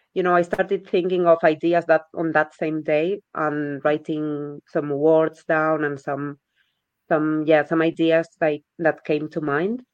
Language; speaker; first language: English; non-native, fluent; Spanish